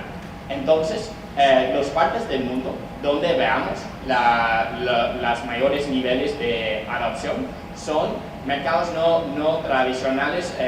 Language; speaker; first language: Spanish; non-native, fluent; English